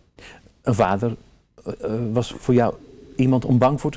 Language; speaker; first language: Dutch; native; Dutch